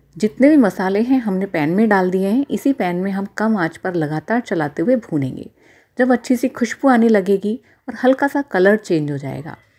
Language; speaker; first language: Hindi; native; Hindi